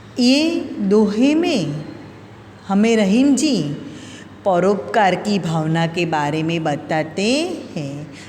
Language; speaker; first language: Hindi; non-native, local second language; Gujarati